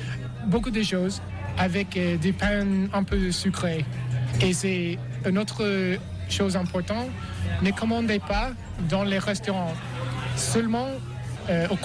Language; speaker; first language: French; non-native, learner; English